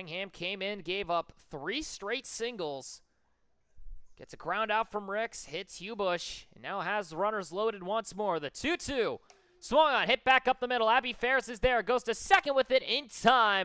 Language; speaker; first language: English; native; English